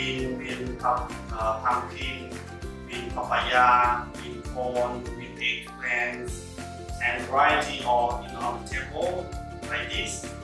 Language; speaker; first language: English; non-native, learner; Khmer